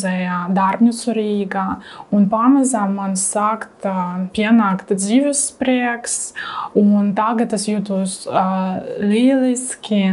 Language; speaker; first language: Latvian; non-native, learner; Russian